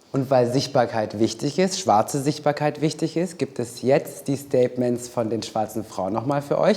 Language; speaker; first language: German; native; German